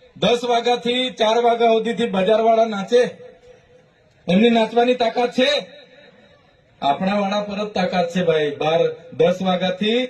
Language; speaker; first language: Gujarati; non-native, local second language; Vasavi